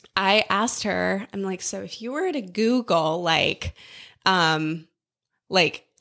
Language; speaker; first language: English; native; English